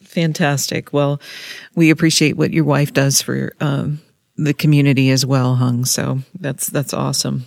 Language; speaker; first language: English; native; English